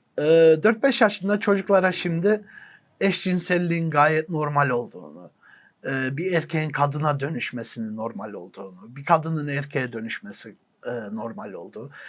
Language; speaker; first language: Turkish; early bilingual, heritage; Turkish